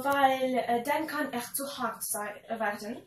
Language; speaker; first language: German; non-native, learner; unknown